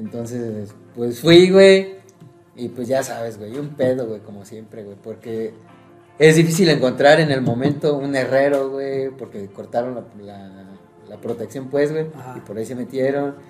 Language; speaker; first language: Spanish; native; Spanish